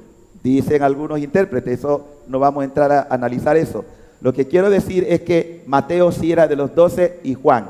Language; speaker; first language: Spanish; native; Spanish